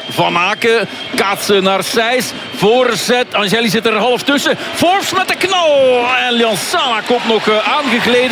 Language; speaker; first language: Dutch; native; Dutch